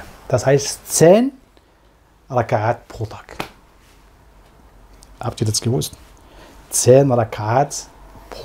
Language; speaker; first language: German; non-native, fluent; Arabic